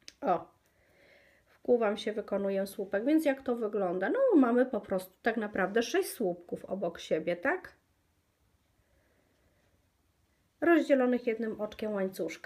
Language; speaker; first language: Polish; native; Polish